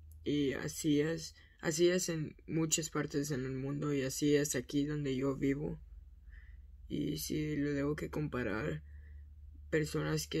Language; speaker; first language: Spanish; early bilingual, heritage; Spanish